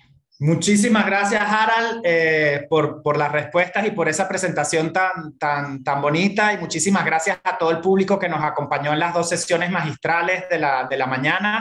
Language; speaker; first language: Spanish; native; Spanish